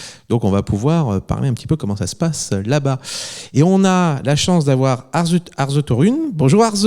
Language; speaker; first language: French; native; French